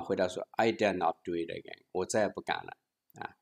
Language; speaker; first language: Chinese; native; Chinese